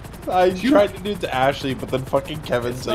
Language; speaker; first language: English; native; English